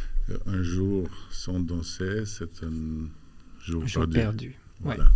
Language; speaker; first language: French; non-native, fluent; Albanian